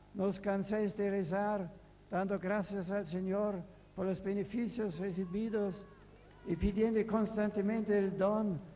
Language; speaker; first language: Italian; non-native, fluent; German